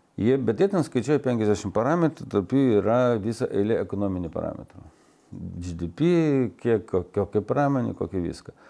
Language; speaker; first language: Lithuanian; non-native, local second language; Russian